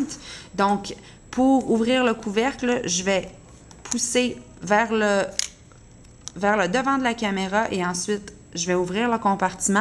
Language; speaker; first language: French; native; French